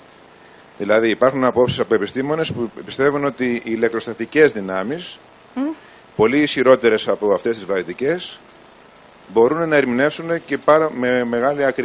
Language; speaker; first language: Greek; native; Greek